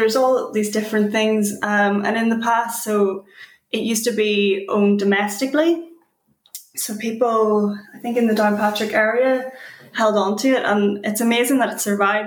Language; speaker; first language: English; native; English